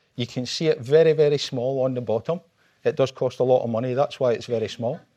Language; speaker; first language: English; native; English